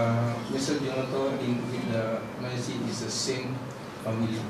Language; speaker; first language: English; non-native, learner; Indonesian